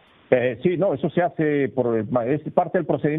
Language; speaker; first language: Spanish; native; Spanish